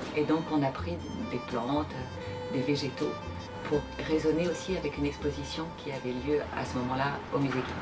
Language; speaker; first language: French; native; French